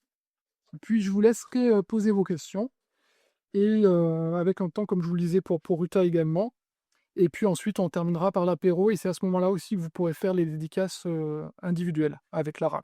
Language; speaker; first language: French; native; French